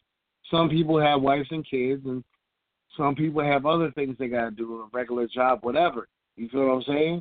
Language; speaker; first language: English; native; English